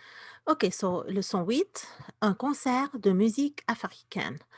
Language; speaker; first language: French; non-native, fluent; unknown